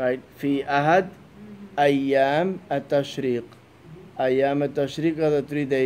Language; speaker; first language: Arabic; non-native, fluent; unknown